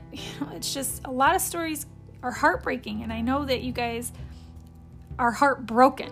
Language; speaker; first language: English; native; English